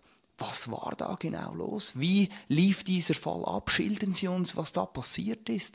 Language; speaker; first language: German; native; German